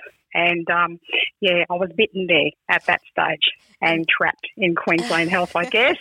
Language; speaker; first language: English; native; English